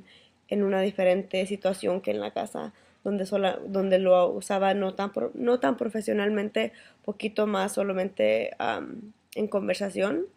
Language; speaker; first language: Spanish; early bilingual, heritage; Spanish